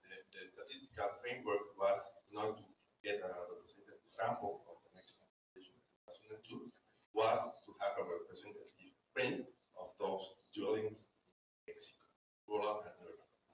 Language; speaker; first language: English; non-native, fluent; Spanish